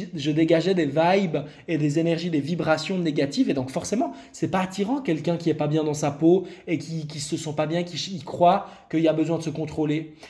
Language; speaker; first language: French; non-native, local second language; Arabic